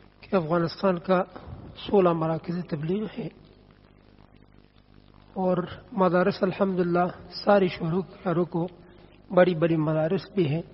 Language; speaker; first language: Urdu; non-native, learner; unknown